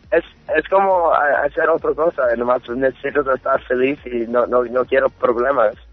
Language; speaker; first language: Spanish; early bilingual, heritage; English